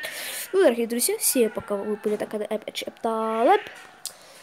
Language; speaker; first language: Russian; non-native, fluent; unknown